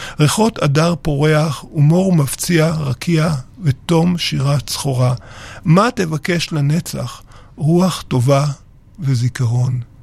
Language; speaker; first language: Hebrew; early bilingual, other home language; Spanish